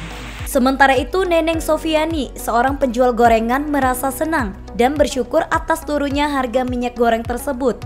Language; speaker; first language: Indonesian; native; Indonesian